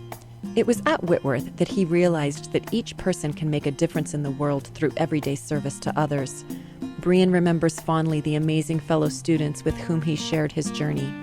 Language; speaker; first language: English; native; English